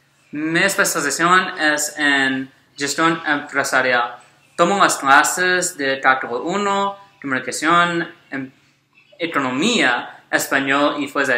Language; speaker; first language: Spanish; non-native, learner; English